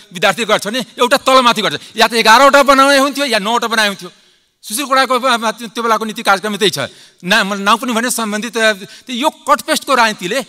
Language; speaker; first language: Nepali; non-native, local second language; Maithili